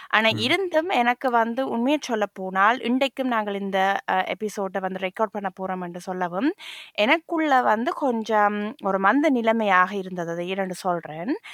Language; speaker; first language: Tamil; early bilingual, heritage; Tamil